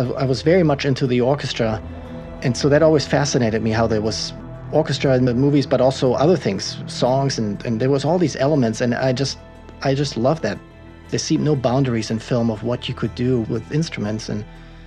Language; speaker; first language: English; non-native, fluent; German